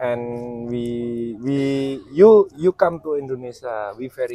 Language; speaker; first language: English; non-native, learner; Javanese